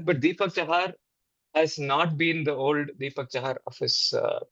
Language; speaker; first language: English; non-native, local second language; Tamil